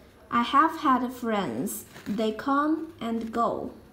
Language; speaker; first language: English; non-native, fluent; Chinese